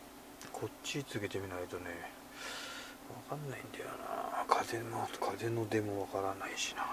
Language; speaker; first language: Japanese; native; Japanese